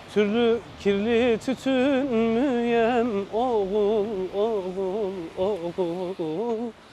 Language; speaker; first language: Turkish; early bilingual, heritage; Turkish